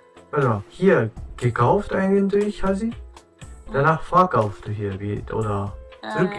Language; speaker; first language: German; non-native, learner; Japanese